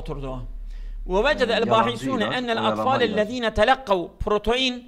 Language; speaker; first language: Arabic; non-native, learner; Turkish